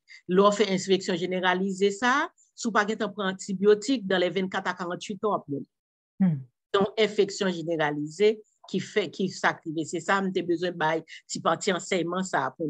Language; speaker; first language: French; non-native, local second language; Haitian Creole